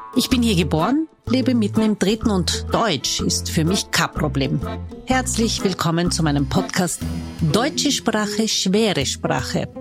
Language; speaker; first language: German; native; German